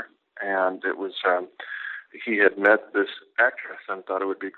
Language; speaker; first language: English; native; English